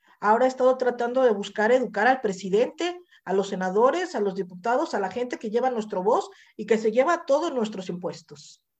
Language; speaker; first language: Spanish; native; Spanish